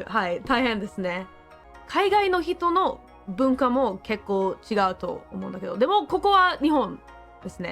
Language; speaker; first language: Japanese; non-native, learner; English